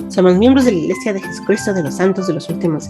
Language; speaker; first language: Spanish; native; Spanish